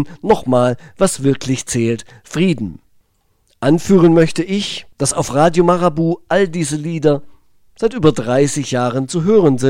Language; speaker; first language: German; native; German